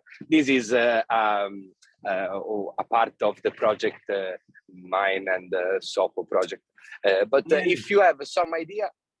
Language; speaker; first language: English; non-native, fluent; Italian